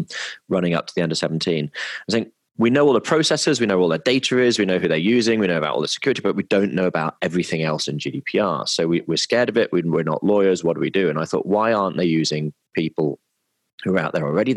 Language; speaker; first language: English; native; English